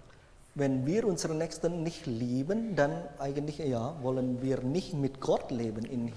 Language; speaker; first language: German; non-native, fluent; Indonesian